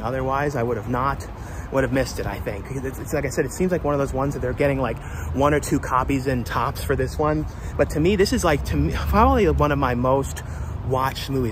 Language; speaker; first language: English; native; English